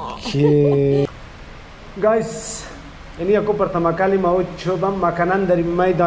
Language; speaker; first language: Indonesian; non-native, learner; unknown